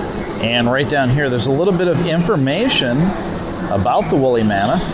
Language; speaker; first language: English; native; English